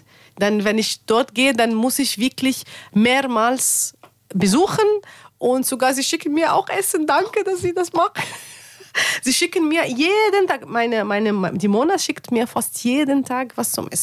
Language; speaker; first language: German; non-native, learner; Arabic